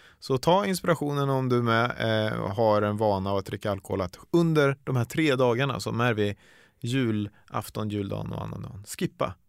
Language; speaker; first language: Swedish; native; Swedish